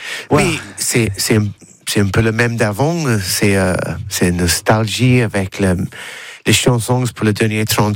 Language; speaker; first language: French; non-native, learner; English